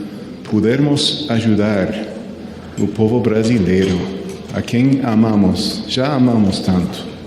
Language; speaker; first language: Portuguese; non-native, learner; Spanish